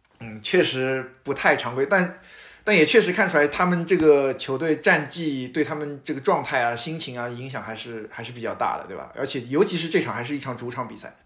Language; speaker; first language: Chinese; native; Chinese